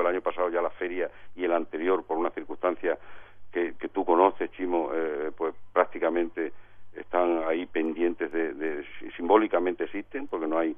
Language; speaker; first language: Spanish; native; Spanish